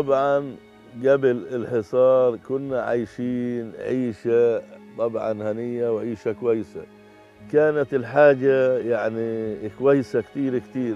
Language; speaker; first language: Arabic; native; Arabic